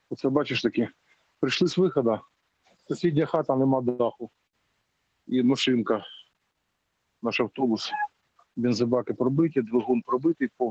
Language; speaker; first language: Ukrainian; native; Ukrainian